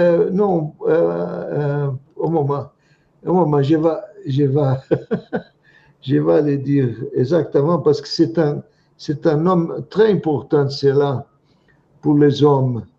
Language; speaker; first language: French; non-native, fluent; Portuguese